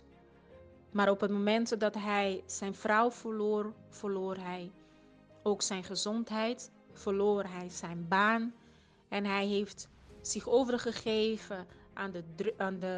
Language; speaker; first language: Dutch; non-native, fluent; Portuguese